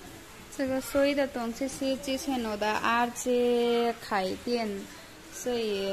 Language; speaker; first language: Chinese; non-native, learner; Nepali